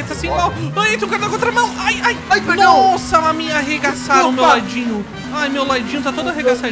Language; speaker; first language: Portuguese; native; Portuguese